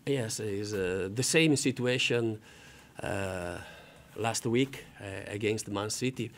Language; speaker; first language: English; non-native, learner; Italian